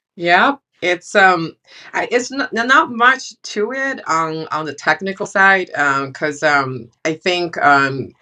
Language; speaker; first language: English; non-native, fluent; Chinese